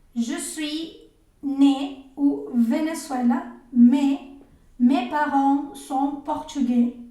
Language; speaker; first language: French; non-native, learner; Spanish